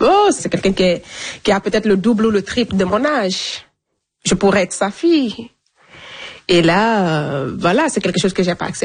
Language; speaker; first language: French; non-native, local second language; Fula